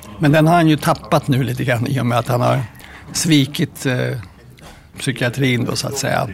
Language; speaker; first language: Swedish; native; Swedish